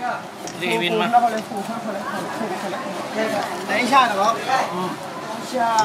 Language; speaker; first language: Chinese; non-native, learner; Thai